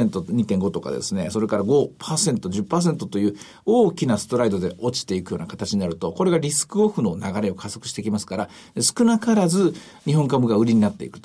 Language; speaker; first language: Japanese; native; Japanese